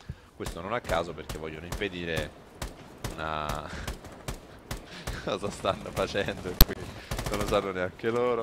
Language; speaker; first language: Italian; native; Italian